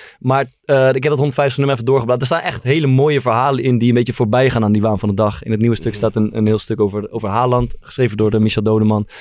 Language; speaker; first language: Dutch; native; Dutch